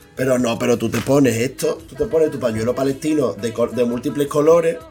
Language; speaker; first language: Spanish; native; Spanish